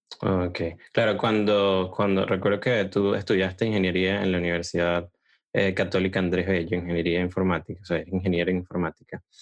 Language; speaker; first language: Spanish; native; Spanish